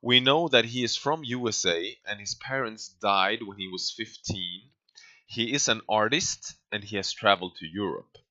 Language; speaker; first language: English; non-native, fluent; Swedish